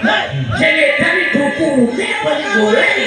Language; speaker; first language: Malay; non-native, local second language; Javanese